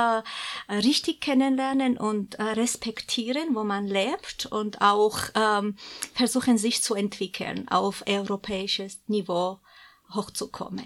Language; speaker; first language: German; non-native, fluent; Georgian